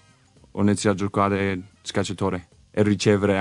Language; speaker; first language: Italian; non-native, learner; English